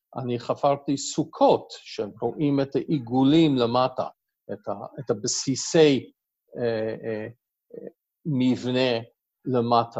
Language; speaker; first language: Hebrew; non-native, fluent; English